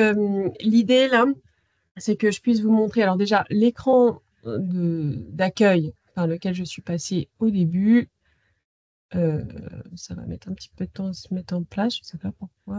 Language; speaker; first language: French; native; French